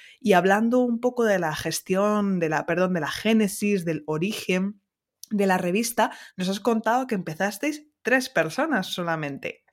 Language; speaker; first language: Spanish; native; Spanish